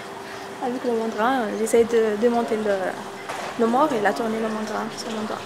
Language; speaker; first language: French; non-native, learner; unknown